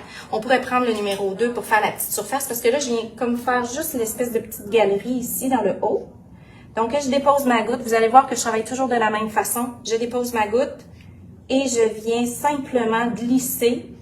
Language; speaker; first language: French; native; French